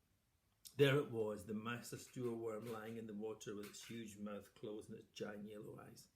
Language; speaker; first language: English; native; English